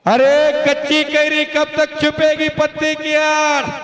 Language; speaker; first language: Hindi; non-native, local second language; Marathi